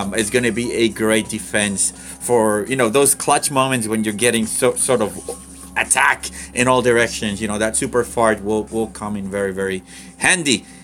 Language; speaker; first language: English; non-native, fluent; Spanish